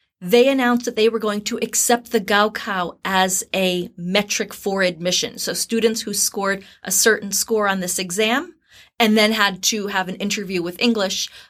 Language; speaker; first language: English; native; English